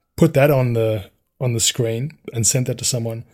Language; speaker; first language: English; native; English